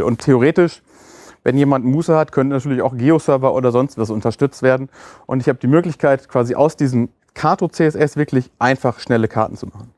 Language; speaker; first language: German; native; German